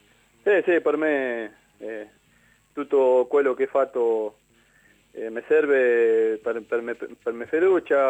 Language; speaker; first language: Italian; non-native, learner; Spanish